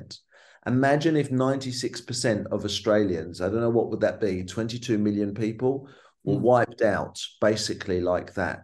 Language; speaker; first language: English; native; English